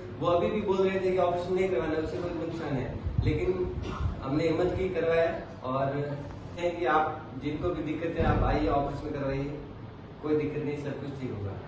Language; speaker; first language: Hindi; native; Hindi